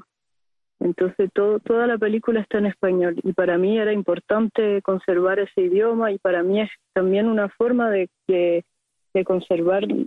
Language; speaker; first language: Spanish; early bilingual, heritage; Spanish